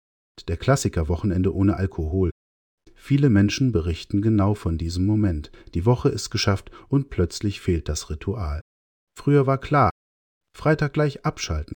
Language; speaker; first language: German; native; German